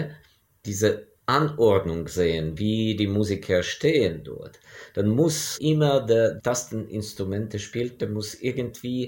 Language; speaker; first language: German; non-native, fluent; Ukrainian